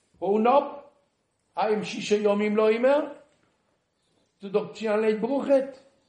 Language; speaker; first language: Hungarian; early bilingual, heritage; Hungarian